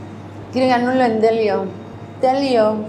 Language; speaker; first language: Greek; native; Greek